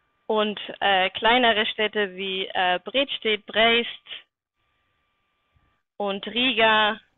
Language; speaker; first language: German; native; German